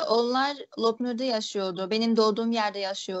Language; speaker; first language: Turkish; early bilingual, other home language; Uyghur